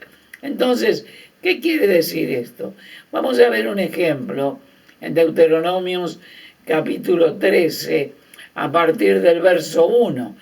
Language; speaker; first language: Spanish; native; Spanish